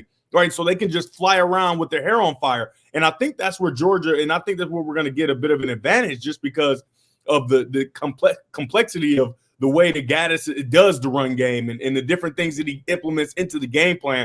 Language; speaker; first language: English; native; English